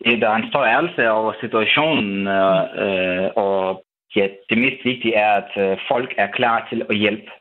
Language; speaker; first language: Danish; non-native, fluent; Ukrainian